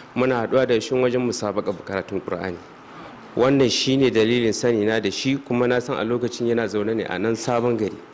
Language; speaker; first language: Hausa; native; Hausa